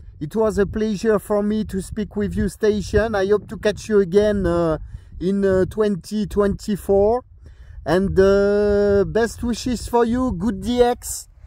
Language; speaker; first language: English; non-native, learner; French